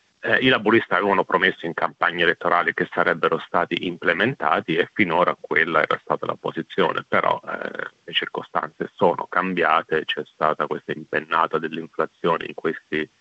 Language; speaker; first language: Italian; native; Italian